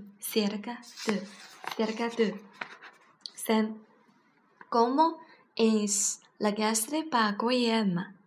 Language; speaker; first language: Spanish; non-native, learner; Chinese